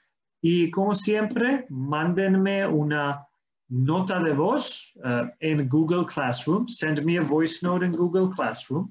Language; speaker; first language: Spanish; non-native, fluent; English